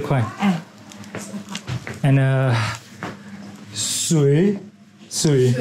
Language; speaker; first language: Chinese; non-native, learner; Thai